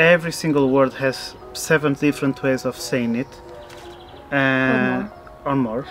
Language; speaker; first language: English; non-native, fluent; Portuguese